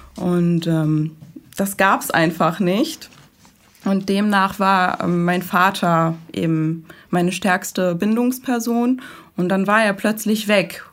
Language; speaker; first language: German; early bilingual, other home language; Persian